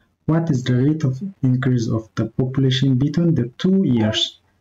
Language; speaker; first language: English; non-native, local second language; Amharic